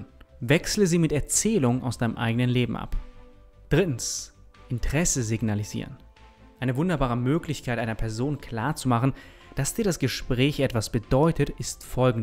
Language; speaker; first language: German; native; German